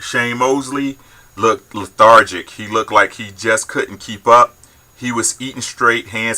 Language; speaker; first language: English; native; English